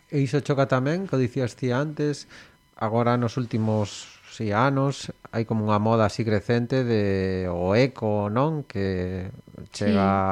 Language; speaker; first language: Galician; non-native, local second language; Spanish